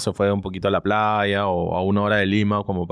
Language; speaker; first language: Spanish; native; Spanish